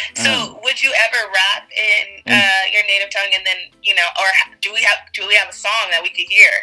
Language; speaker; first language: English; early bilingual, other home language; Wolof